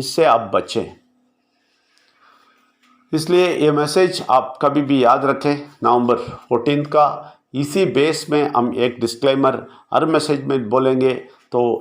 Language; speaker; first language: Hindi; non-native, local second language; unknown